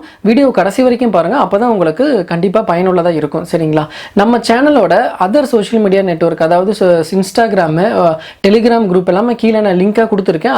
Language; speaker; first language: Tamil; native; Tamil